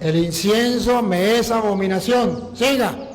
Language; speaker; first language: Spanish; native; Spanish